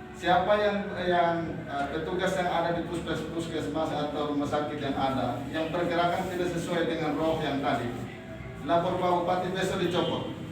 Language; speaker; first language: Indonesian; non-native, local second language; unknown